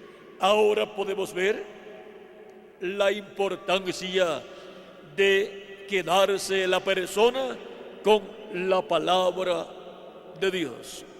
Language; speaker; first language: Spanish; native; Spanish